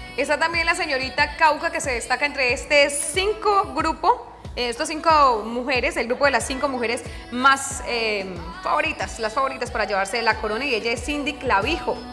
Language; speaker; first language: Spanish; native; Spanish